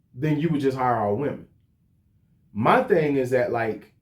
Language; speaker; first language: English; native; English